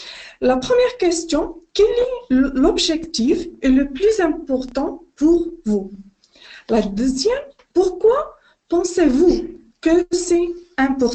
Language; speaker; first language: French; non-native, learner; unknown